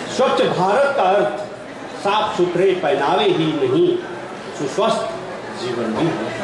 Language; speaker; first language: Hindi; non-native, local second language; Nepali